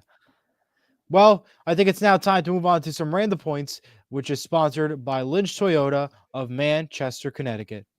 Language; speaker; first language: English; native; English